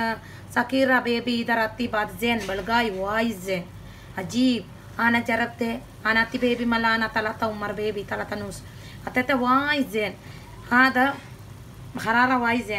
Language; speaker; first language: Arabic; non-native, learner; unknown